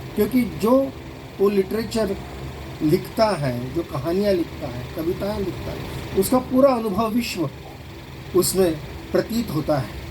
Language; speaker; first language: Hindi; non-native, local second language; Marathi